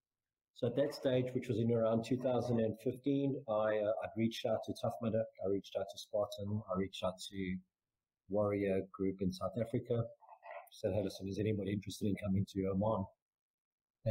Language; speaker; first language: English; native; English